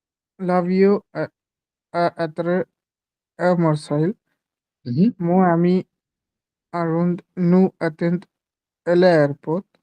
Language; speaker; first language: French; non-native, learner; Hindi